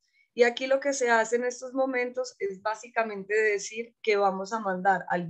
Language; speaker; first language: Spanish; native; Spanish